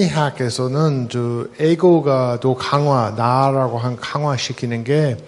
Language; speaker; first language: Korean; non-native, fluent; English